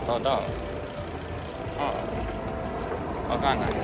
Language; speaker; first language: Japanese; non-native, learner; English